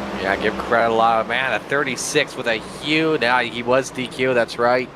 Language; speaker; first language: English; native; English